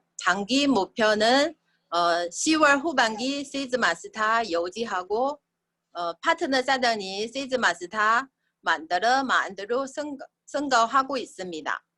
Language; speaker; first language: Korean; non-native, learner; Chinese